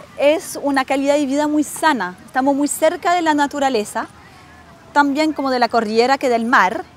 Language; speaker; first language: Spanish; non-native, fluent; French